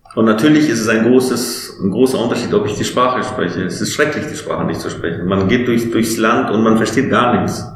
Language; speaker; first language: German; non-native, fluent; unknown